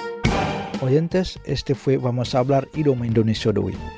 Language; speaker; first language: Spanish; non-native, fluent; Indonesian